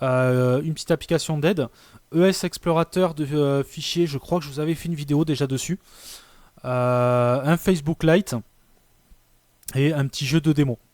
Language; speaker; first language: French; native; French